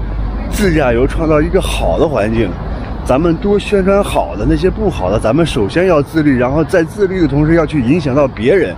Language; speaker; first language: Chinese; native; Chinese